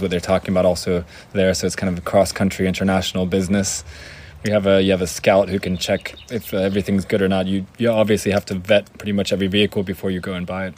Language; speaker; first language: English; non-native, fluent; French